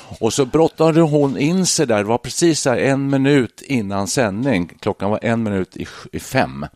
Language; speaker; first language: Swedish; native; Swedish